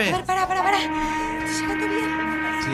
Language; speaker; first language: Spanish; native; Spanish